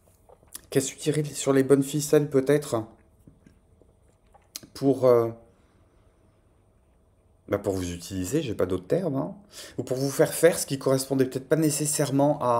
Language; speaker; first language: French; native; French